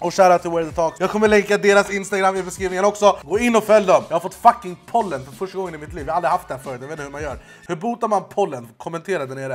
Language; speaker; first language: Swedish; native; Swedish